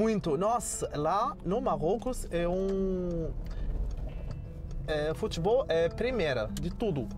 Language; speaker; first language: Portuguese; non-native, learner; Arabic